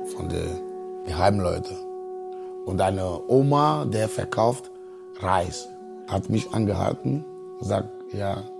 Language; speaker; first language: German; non-native, fluent; Ewe